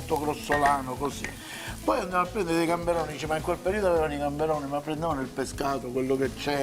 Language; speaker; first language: Italian; native; Italian